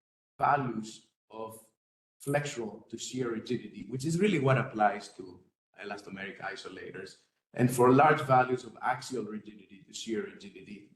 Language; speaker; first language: English; non-native, fluent; Greek